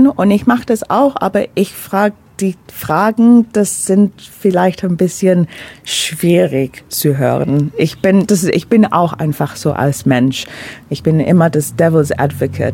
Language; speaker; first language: German; non-native, fluent; English